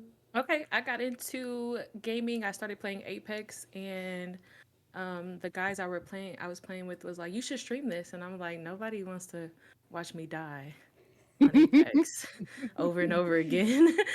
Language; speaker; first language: English; native; English